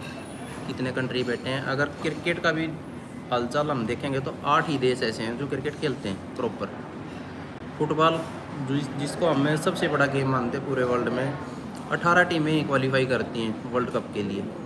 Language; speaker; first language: Hindi; native; Hindi